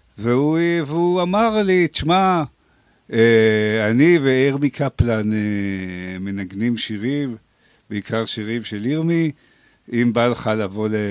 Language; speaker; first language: Hebrew; native; Hebrew